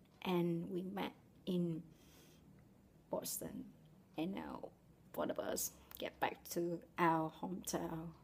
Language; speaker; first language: English; non-native, learner; Vietnamese